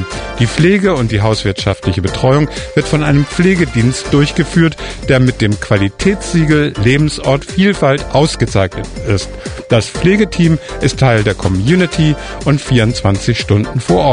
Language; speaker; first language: German; native; German